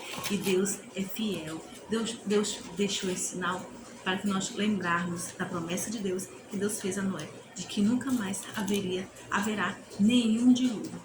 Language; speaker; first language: Portuguese; native; Portuguese